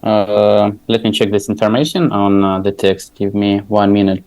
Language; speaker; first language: English; non-native, learner; Tajik